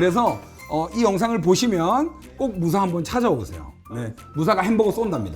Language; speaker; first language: Korean; native; Korean